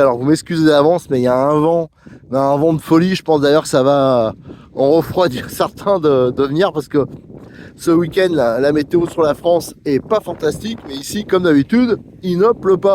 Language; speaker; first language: French; native; French